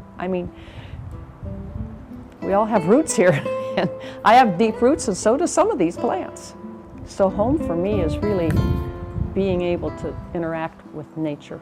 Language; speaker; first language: English; native; English